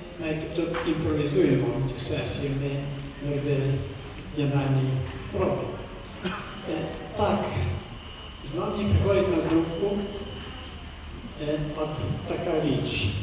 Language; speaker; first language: Polish; non-native, learner; Ukrainian